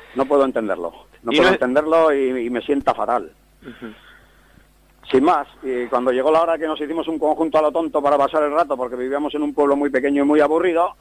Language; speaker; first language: Spanish; native; Spanish